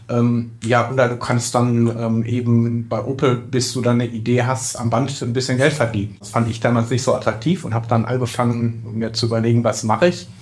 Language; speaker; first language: German; native; German